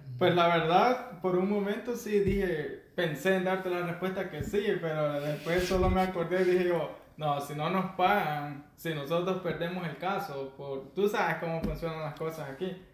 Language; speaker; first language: Spanish; native; Spanish